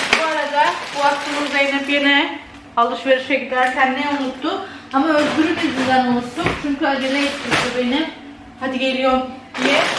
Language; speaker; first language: Turkish; native; Turkish